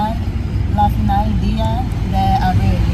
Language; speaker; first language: Spanish; non-native, learner; English